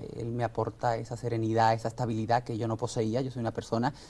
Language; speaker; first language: Spanish; early bilingual, other home language; Arabic